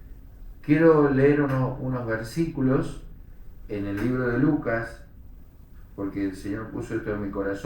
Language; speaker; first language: Spanish; native; Spanish